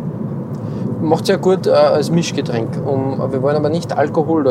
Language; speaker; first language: German; native; German